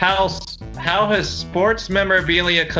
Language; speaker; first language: English; native; English